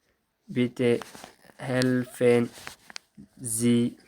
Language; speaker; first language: German; non-native, fluent; Somali